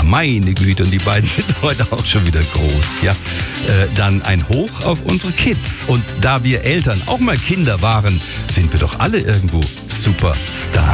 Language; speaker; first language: German; native; German